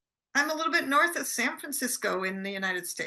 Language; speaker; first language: English; native; English